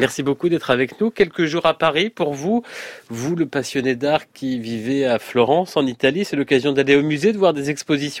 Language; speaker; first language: French; native; French